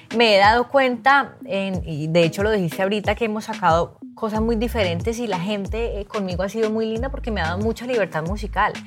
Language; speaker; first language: Spanish; native; Spanish